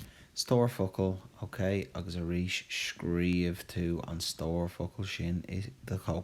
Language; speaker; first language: Irish; non-native, local second language; English